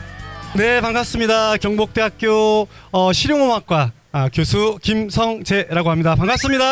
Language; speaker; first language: Korean; native; Korean